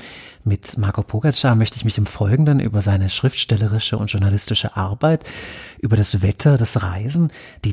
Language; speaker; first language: German; native; German